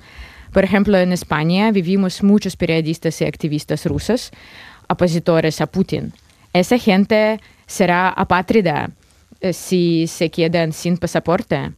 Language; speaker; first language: Spanish; non-native, fluent; Russian